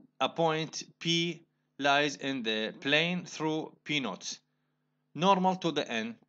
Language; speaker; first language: English; non-native, fluent; Arabic